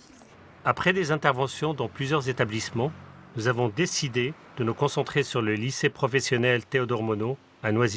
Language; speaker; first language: French; native; French